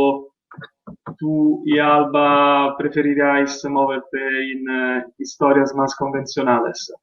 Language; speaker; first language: Spanish; non-native, fluent; Italian